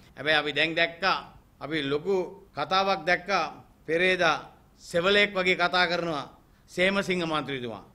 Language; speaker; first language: Sinhala; non-native, local second language; Tamil